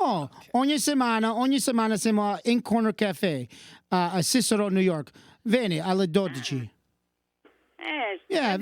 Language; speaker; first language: Italian; non-native, learner; English